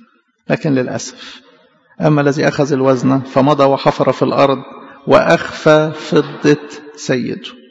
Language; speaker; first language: Arabic; native; Arabic